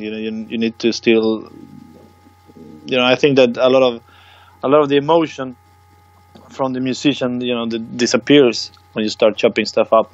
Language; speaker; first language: English; non-native, fluent; Swedish